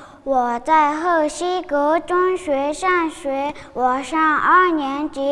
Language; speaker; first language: Chinese; non-native, learner; Mongolian